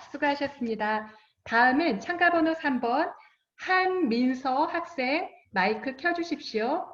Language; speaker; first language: Korean; native; Korean